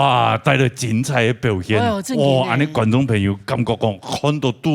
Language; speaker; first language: Chinese; native; Chinese